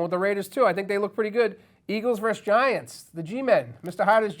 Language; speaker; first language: English; native; English